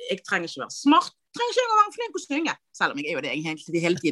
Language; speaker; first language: Norwegian; native; Norwegian